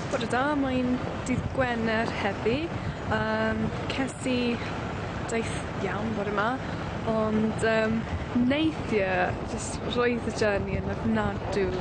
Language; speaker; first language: Welsh; non-native, local second language; English